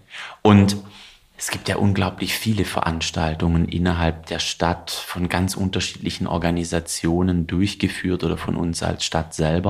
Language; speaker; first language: German; native; German